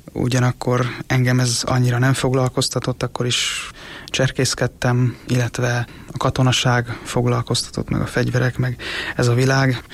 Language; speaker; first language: Hungarian; native; Hungarian